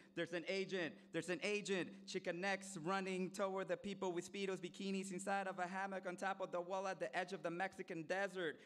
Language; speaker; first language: English; early bilingual, other home language; Spanish